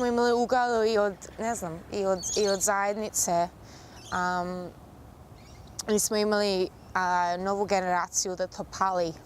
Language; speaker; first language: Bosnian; early bilingual, heritage; Bosnian